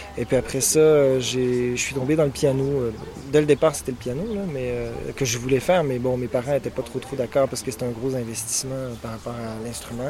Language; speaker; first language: French; native; French